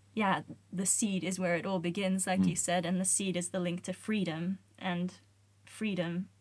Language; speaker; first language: English; native; English